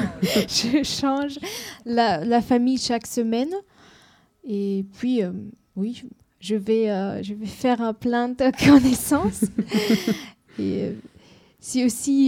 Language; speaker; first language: French; non-native, learner; German